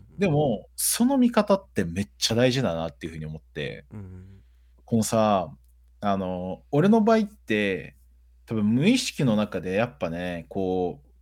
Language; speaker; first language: Japanese; early bilingual, other home language; Portuguese